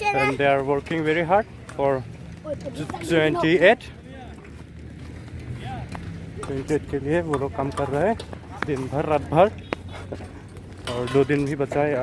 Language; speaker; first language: Hindi; non-native, local second language; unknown